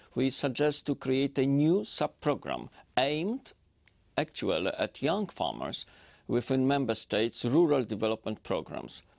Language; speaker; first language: English; non-native, fluent; Polish